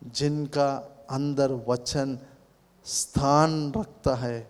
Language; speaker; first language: Hindi; non-native, local second language; Telugu